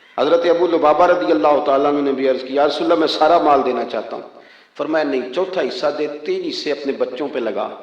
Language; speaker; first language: Urdu; non-native, local second language; Punjabi